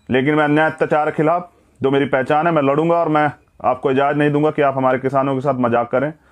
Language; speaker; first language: Hindi; native; Hindi